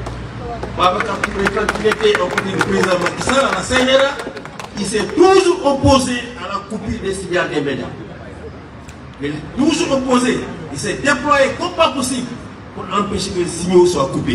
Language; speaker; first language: French; non-native, local second language; Wolof